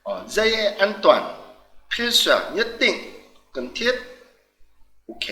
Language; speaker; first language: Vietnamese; non-native, fluent; Korean